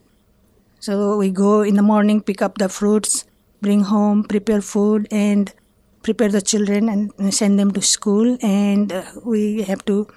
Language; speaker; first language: English; non-native, fluent; Nepali